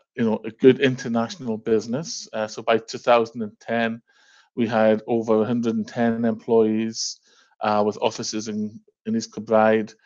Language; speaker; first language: English; native; English